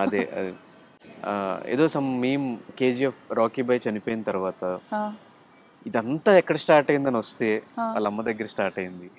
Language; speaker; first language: Telugu; native; Telugu